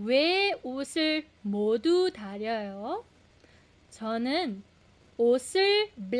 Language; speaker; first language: Korean; non-native, fluent; Filipino